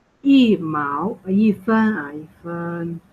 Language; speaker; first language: Chinese; non-native, fluent; Vietnamese